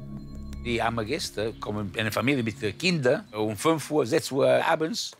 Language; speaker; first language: German; non-native, learner; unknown